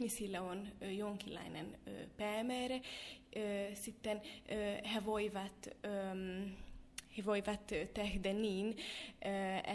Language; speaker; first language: Finnish; non-native, fluent; Hungarian